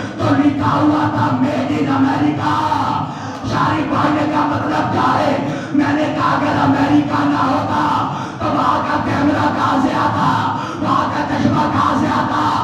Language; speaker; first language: Urdu; native; Urdu